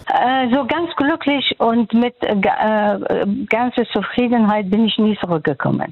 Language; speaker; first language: German; non-native, fluent; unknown